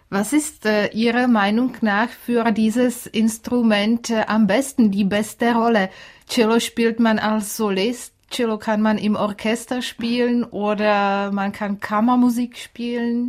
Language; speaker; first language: German; non-native, fluent; Czech